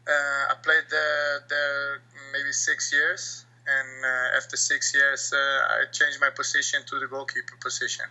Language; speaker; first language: English; non-native, fluent; Dutch